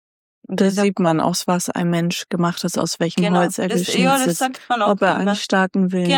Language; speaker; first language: German; native; German